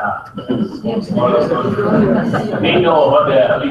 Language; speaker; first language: English; non-native, learner; Indonesian